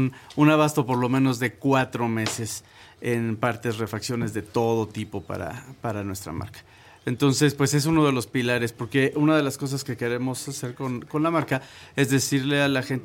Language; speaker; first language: Spanish; native; Spanish